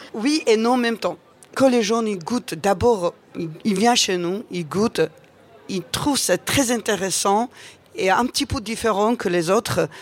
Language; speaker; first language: French; non-native, learner; Georgian